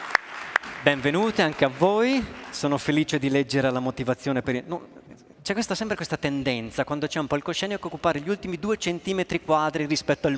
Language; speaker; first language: Italian; native; Italian